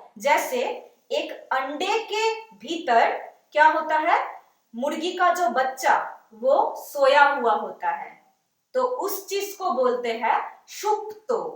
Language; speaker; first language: Hindi; non-native, local second language; Bangla